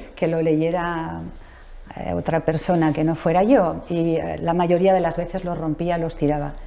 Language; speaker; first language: Spanish; native; Spanish